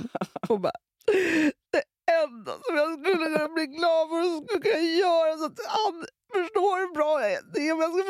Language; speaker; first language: Swedish; native; Swedish